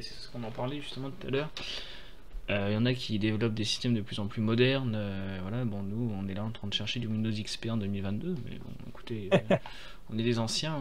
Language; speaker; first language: French; native; French